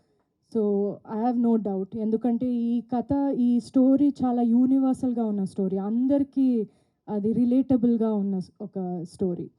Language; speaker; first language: Telugu; non-native, fluent; Malayalam